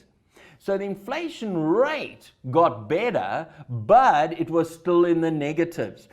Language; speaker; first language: English; native; English